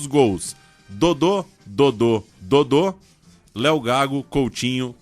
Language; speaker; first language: Portuguese; native; Portuguese